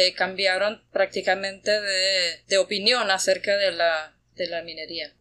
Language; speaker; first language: Spanish; non-native, fluent; German